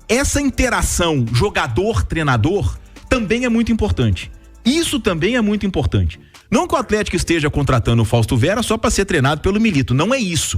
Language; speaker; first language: Portuguese; native; Portuguese